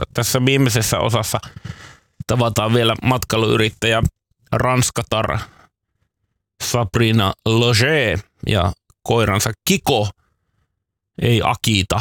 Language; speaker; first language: Finnish; native; Finnish